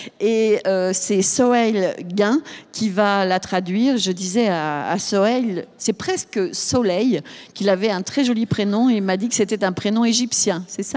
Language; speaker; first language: French; native; French